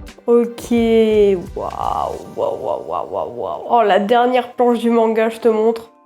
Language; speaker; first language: French; native; French